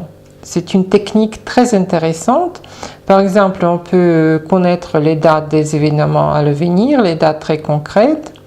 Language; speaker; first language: French; non-native, fluent; Russian